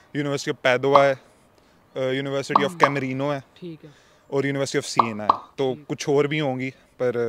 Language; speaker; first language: Urdu; native; Urdu